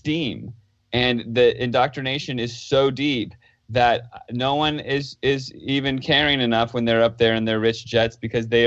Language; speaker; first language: English; native; English